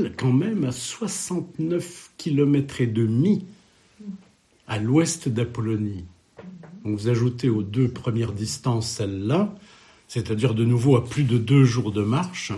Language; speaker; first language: French; native; French